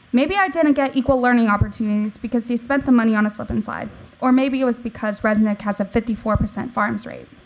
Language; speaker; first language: English; native; English